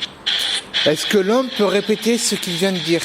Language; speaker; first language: French; native; French